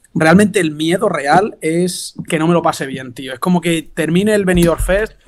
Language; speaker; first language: Spanish; native; Spanish